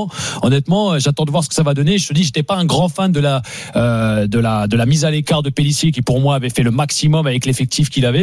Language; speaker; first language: French; native; French